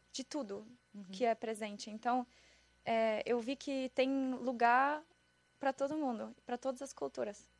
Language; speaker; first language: Portuguese; non-native, fluent; German